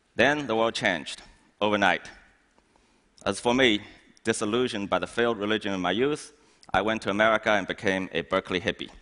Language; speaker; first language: English; non-native, fluent; Chinese